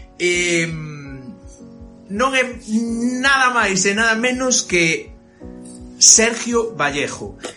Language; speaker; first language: Galician; native; Galician